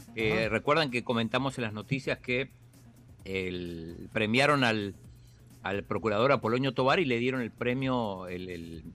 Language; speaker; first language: Spanish; native; Spanish